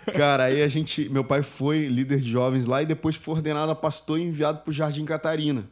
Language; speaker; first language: Portuguese; early bilingual, other home language; Spanish